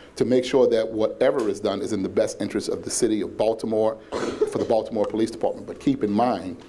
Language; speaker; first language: English; native; English